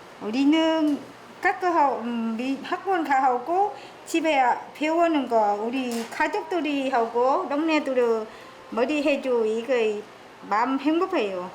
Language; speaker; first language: Korean; non-native, learner; Vietnamese